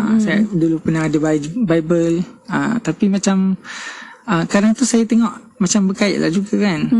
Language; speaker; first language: Malay; non-native, local second language; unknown